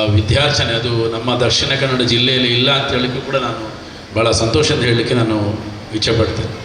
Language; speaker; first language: Kannada; non-native, local second language; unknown